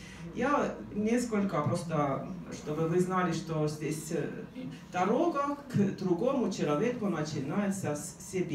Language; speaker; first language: Russian; non-native, fluent; Estonian